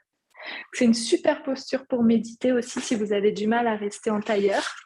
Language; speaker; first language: French; native; French